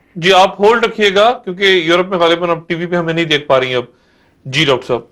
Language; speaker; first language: Urdu; native; Urdu